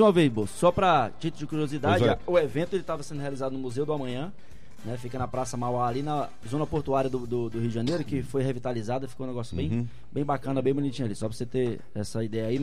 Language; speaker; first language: Portuguese; native; Portuguese